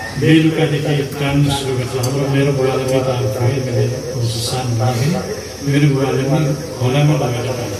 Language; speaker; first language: Nepali; non-native, local second language; Limbu